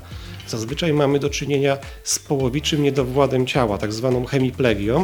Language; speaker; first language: Polish; native; Polish